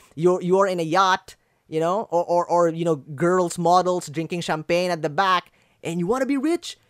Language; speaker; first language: English; non-native, local second language; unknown